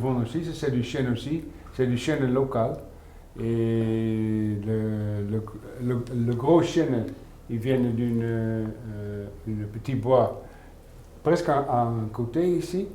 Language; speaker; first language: French; non-native, fluent; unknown